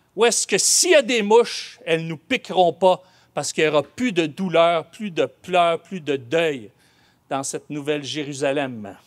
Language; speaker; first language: French; native; French